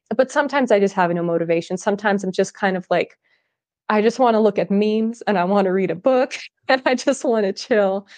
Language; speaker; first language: English; early bilingual, other home language; Russian